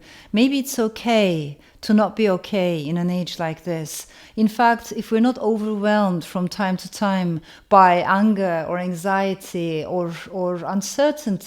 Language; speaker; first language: English; non-native, fluent; Turkish